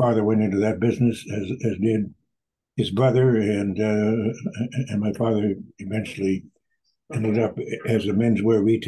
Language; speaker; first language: English; native; English